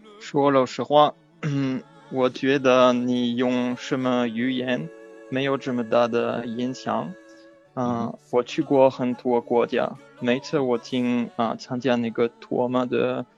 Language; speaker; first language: Chinese; non-native, learner; French